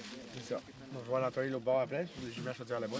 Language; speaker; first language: French; native; French